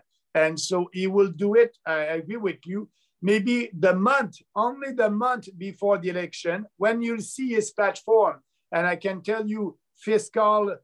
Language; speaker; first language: English; non-native, local second language; French